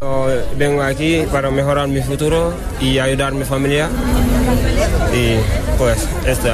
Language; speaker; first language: Spanish; non-native, learner; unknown